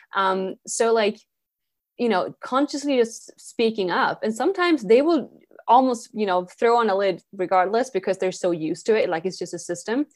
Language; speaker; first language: English; non-native, fluent; Swedish